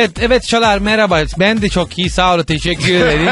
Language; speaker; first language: Turkish; non-native, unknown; Italian